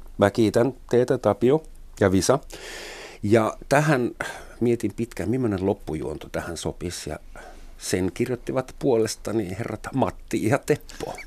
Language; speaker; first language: Finnish; non-native, fluent; German